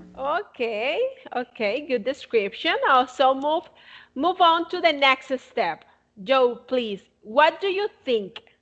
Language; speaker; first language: English; non-native, fluent; Spanish